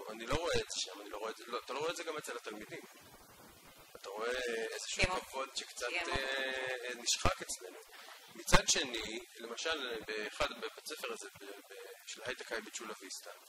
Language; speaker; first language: Hebrew; native; Hebrew